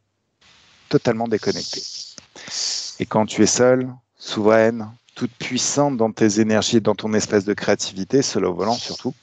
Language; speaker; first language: French; native; French